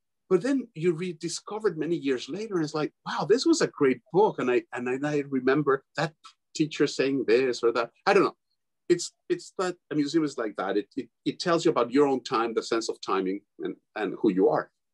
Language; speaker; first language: English; non-native, fluent; Spanish